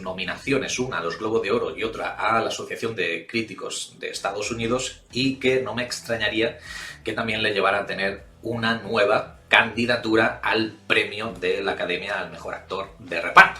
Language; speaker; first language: Spanish; native; Spanish